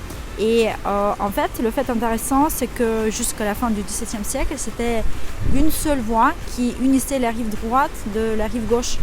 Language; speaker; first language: French; non-native, fluent; Russian